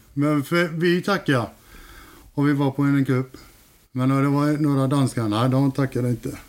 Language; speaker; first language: Swedish; native; Swedish